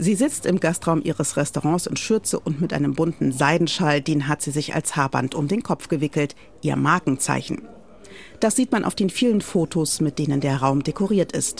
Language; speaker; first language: German; native; German